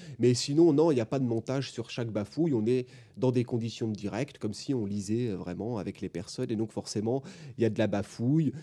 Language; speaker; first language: French; native; French